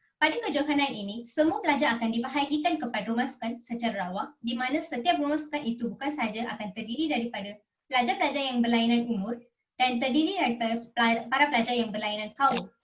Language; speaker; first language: Malay; non-native, local second language; Tamil